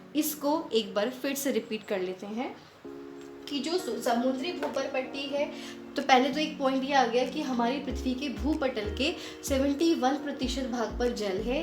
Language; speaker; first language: Hindi; native; Hindi